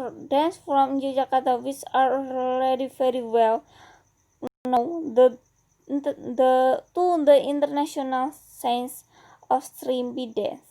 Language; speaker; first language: English; non-native, learner; Indonesian